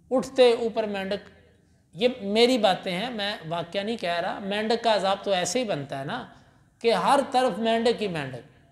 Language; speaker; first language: Urdu; non-native, local second language; Punjabi